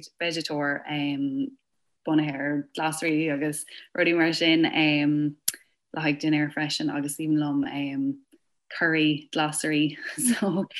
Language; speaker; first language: Irish; non-native, local second language; English